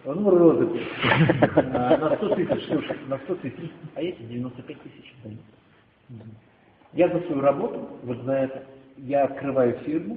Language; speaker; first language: Russian; native; Russian